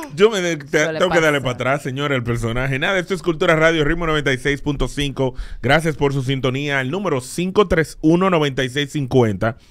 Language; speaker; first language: Spanish; native; Spanish